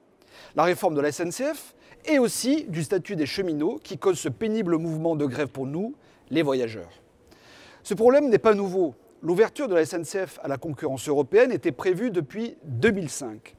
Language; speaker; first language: French; native; French